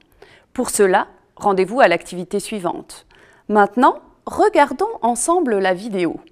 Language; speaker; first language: French; native; French